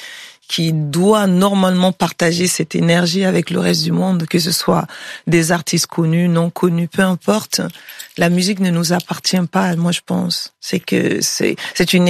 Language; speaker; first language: French; non-native, local second language; Bambara